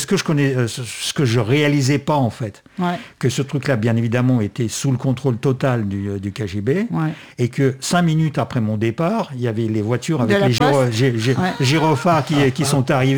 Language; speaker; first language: French; non-native, fluent; Russian